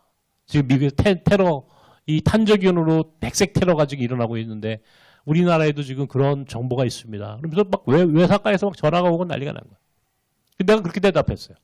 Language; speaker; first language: Korean; native; Korean